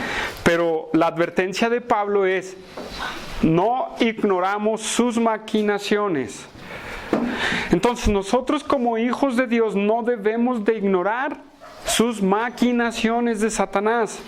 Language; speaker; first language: Spanish; native; Spanish